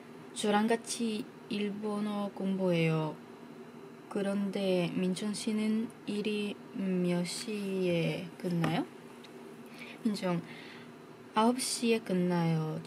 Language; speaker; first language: Korean; non-native, learner; Basque